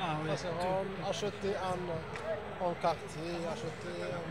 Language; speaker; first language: French; non-native, learner; Arabic